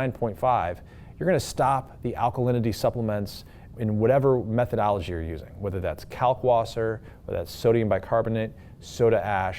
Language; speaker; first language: English; native; English